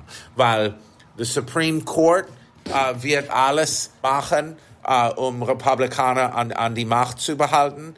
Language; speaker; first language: German; non-native, fluent; English